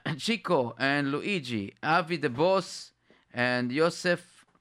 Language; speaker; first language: English; non-native, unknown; Hebrew